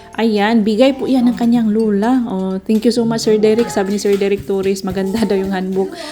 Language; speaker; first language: Filipino; non-native, local second language; Cebuano